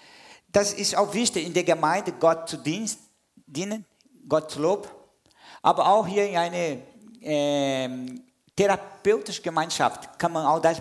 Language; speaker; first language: German; non-native, fluent; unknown